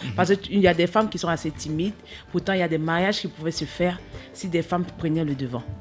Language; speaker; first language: French; native; French